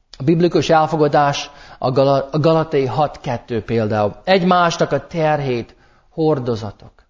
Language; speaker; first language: Hungarian; non-native, fluent; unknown